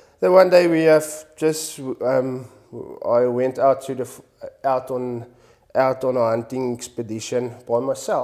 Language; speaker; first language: English; non-native, local second language; Afrikaans